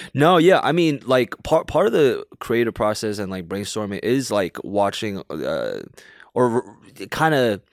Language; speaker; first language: English; early bilingual, other home language; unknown